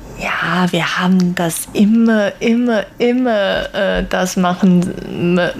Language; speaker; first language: German; non-native, learner; Chinese